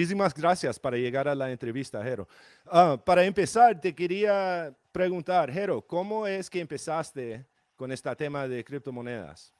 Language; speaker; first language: Spanish; non-native, fluent; English